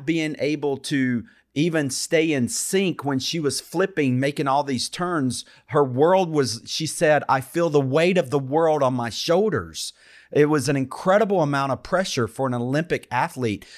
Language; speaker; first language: English; native; English